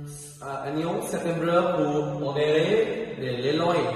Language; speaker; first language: French; non-native, learner; Vietnamese